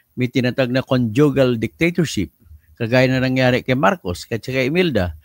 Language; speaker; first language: Filipino; native; Filipino